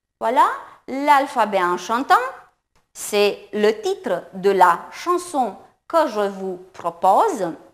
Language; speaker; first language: French; non-native, fluent; Romanian